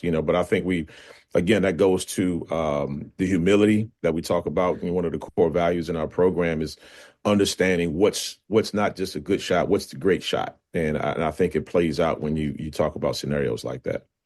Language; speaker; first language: English; native; English